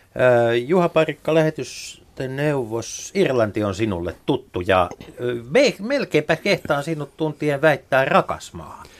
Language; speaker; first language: Finnish; native; Finnish